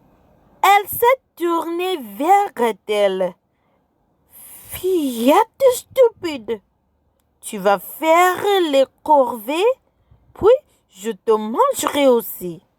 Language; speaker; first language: French; non-native, fluent; English